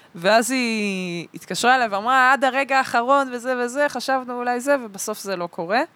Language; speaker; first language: Hebrew; early bilingual, other home language; Russian